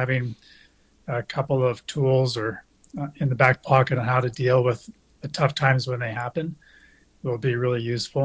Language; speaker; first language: English; native; English